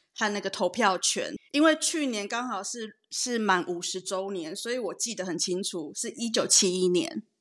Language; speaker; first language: Chinese; native; Chinese